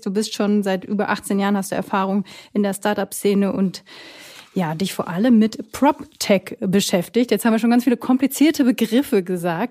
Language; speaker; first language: German; native; German